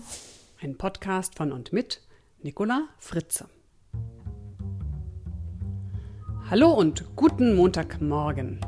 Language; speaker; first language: German; native; German